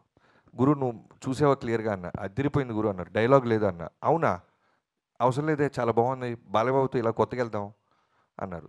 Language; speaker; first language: Telugu; native; Telugu